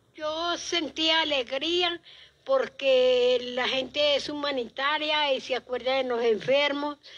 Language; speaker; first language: Spanish; native; Spanish